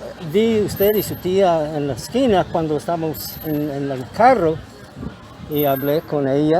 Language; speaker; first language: Spanish; non-native, learner; English